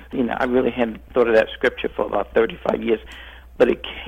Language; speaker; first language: English; native; English